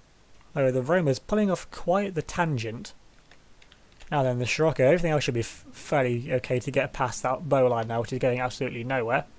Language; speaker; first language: English; native; English